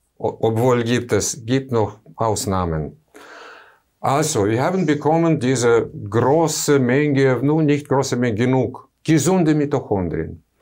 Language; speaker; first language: German; non-native, fluent; Russian